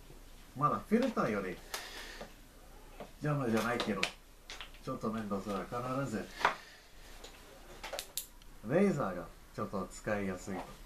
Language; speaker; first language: Japanese; non-native, learner; English